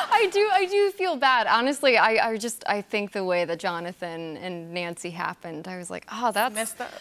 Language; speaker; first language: English; native; English